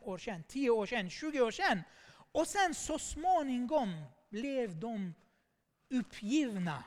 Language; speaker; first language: Swedish; non-native, fluent; Armenian